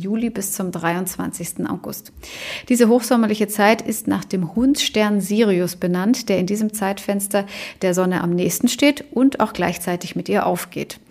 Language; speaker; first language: German; native; German